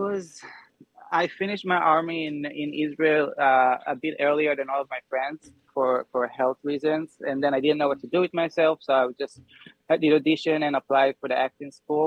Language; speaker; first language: English; non-native, fluent; Hebrew